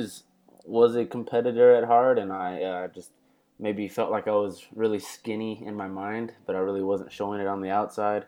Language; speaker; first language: English; native; English